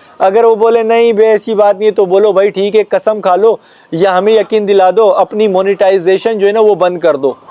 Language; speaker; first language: Urdu; non-native, local second language; Pashto